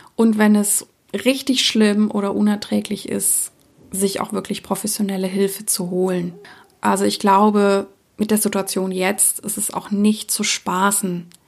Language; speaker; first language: German; early bilingual, other home language; Czech